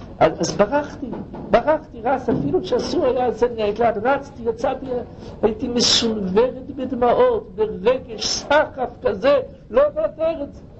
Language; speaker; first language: Hebrew; non-native, fluent; English